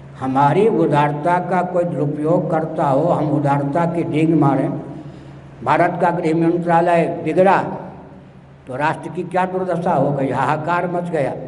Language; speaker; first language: Hindi; non-native, local second language; Maithili